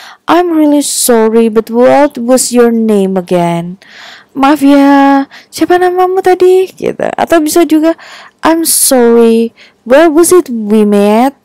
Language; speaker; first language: English; non-native, fluent; Indonesian